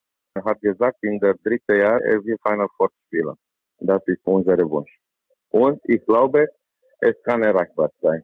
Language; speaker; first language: German; non-native, learner; Romanian